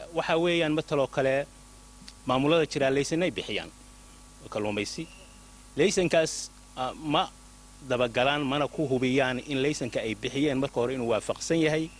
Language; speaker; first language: Somali; native; Somali